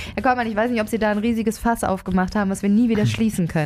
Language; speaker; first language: German; native; German